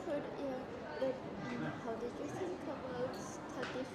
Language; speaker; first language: English; non-native, learner; Japanese